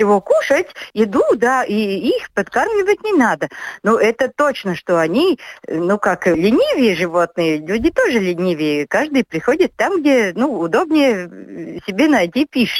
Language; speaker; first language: Russian; non-native, local second language; Latvian